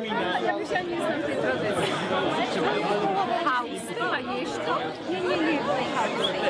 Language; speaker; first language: Polish; non-native, learner; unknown